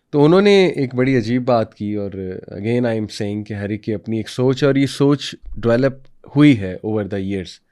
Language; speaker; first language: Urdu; native; Urdu